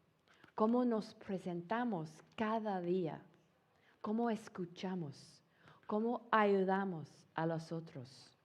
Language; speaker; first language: Spanish; non-native, fluent; English